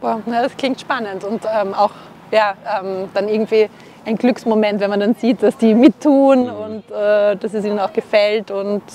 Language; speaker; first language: German; native; German